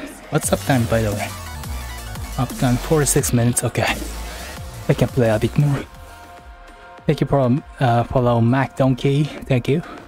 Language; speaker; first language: English; non-native, learner; Japanese